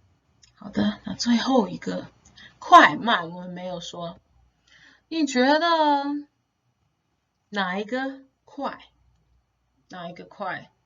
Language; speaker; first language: Chinese; non-native, fluent; English